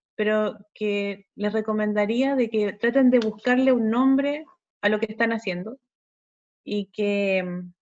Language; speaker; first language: Spanish; native; Spanish